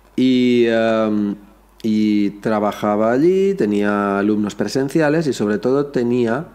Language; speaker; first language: Spanish; native; Spanish